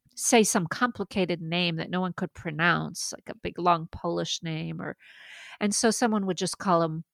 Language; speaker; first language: English; early bilingual, other home language; French